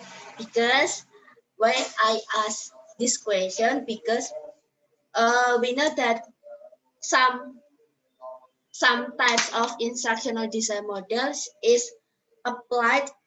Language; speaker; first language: English; non-native, learner; Indonesian